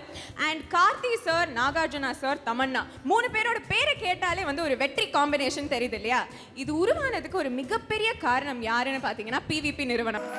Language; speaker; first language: Tamil; native; Tamil